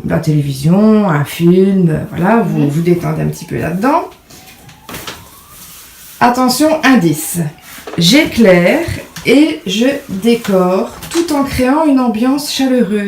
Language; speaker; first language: French; native; French